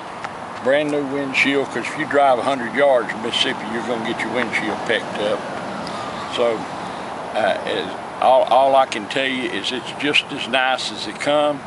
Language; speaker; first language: English; native; English